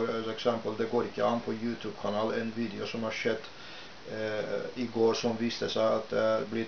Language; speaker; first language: Norwegian; non-native, fluent; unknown